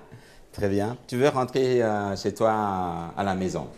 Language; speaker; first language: French; native; French